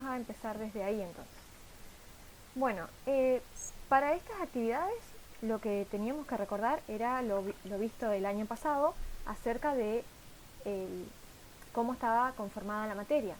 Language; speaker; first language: Spanish; native; Spanish